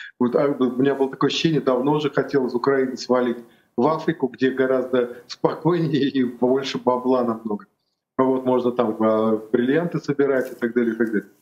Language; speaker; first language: Russian; native; Russian